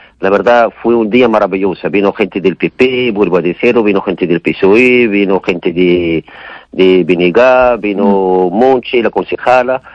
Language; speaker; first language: Spanish; non-native, fluent; Arabic